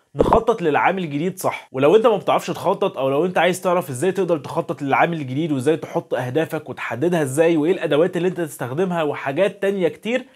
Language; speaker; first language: Arabic; native; Arabic